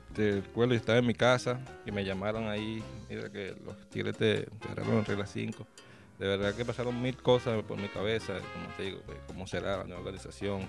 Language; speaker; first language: Spanish; native; Spanish